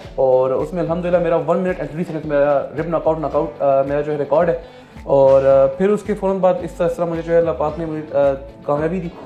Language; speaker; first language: Urdu; non-native, local second language; Pashto